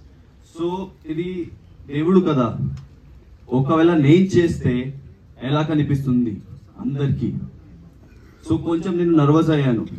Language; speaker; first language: Telugu; non-native, learner; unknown